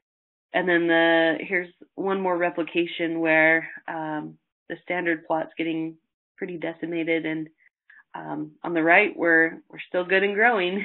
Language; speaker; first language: English; native; English